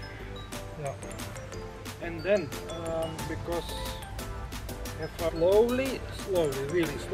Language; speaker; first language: English; non-native, learner; Dutch